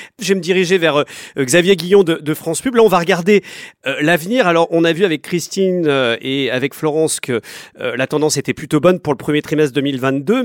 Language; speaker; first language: French; native; French